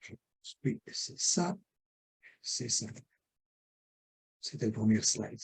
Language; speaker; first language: French; non-native, fluent; Portuguese